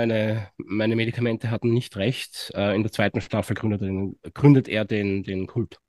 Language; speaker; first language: German; native; German